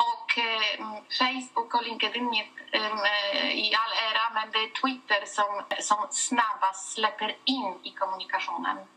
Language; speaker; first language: Swedish; non-native, fluent; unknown